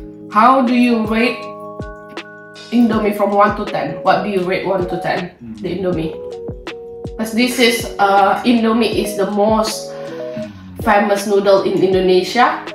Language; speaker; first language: English; non-native, fluent; Indonesian